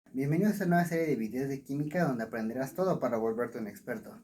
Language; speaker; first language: Spanish; native; Spanish